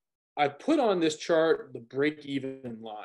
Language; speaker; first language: English; native; English